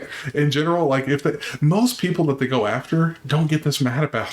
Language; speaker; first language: English; native; English